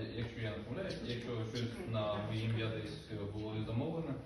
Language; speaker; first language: Ukrainian; native; Ukrainian